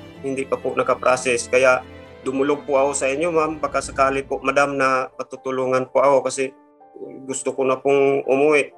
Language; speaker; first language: Filipino; non-native, local second language; Cebuano